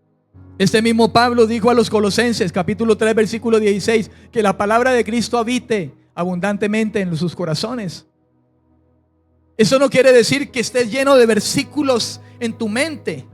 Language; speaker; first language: Spanish; native; Spanish